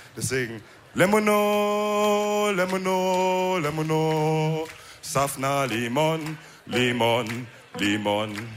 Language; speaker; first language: German; early bilingual, other home language; Wolof